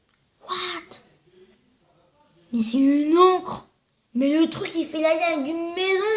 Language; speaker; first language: French; native; French